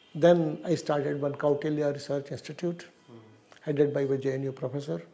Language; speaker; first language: English; non-native, local second language; Tamil